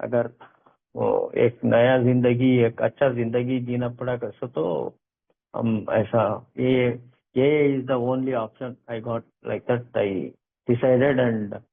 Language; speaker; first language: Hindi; non-native, local second language; Kannada